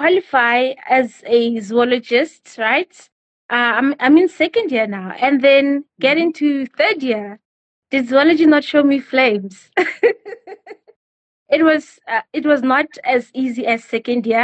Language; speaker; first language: English; non-native, local second language; Northern Sotho